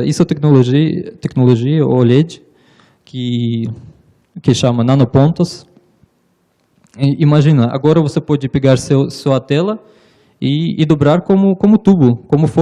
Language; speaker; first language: Portuguese; non-native, learner; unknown